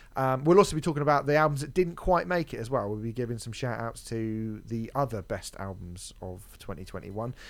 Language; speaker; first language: English; native; English